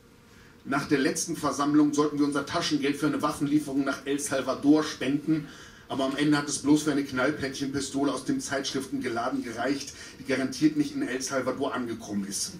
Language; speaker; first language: German; native; German